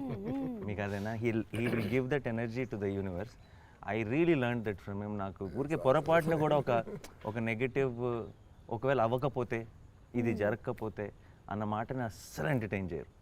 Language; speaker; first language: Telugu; native; Telugu